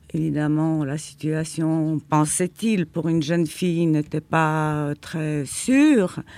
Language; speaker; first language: French; non-native, fluent; Polish